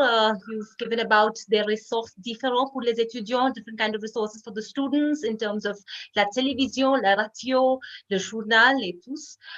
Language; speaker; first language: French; non-native, fluent; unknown